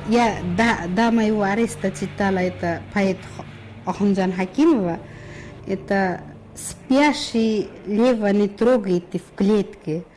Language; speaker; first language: Russian; non-native, local second language; Uzbek